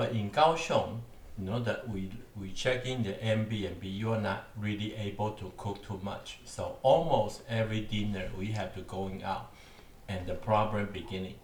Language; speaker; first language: English; non-native, learner; Chinese